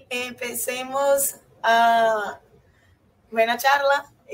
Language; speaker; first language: Spanish; non-native, fluent; Portuguese